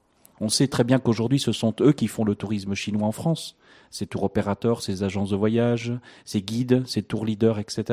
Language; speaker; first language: French; native; French